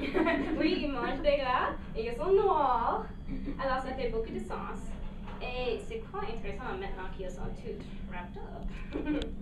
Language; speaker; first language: French; non-native, local second language; English